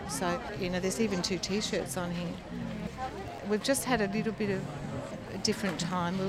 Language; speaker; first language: English; native; English